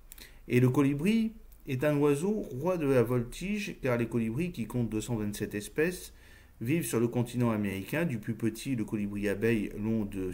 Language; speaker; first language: French; native; French